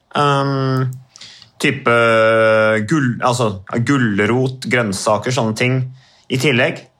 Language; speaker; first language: Norwegian; native; Norwegian